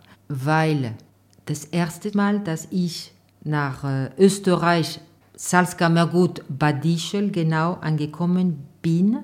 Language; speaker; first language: German; non-native, fluent; French